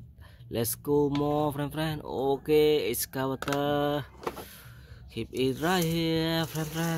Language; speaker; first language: English; non-native, learner; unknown